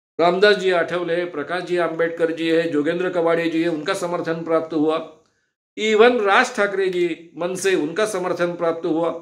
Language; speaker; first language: Hindi; non-native, local second language; Marathi